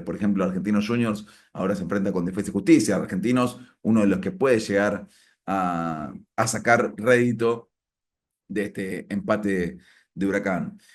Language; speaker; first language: Spanish; native; Spanish